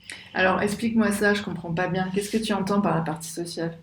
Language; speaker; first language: French; native; French